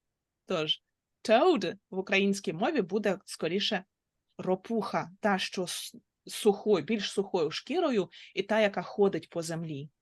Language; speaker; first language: Ukrainian; native; Ukrainian